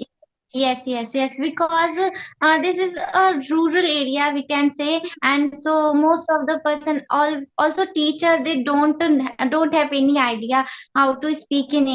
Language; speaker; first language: English; non-native, learner; Hindi